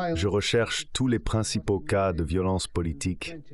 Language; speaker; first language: French; non-native, fluent; Ukrainian